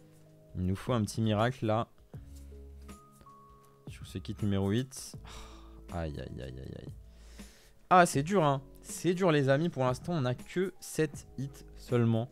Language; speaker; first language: French; native; French